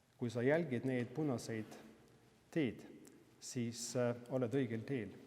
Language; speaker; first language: Estonian; non-native, fluent; Norwegian